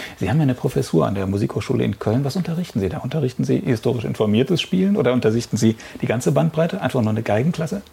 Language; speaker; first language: German; native; German